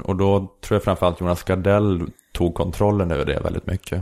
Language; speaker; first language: Swedish; native; Swedish